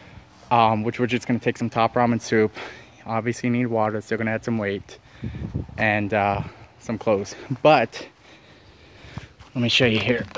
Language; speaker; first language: English; native; English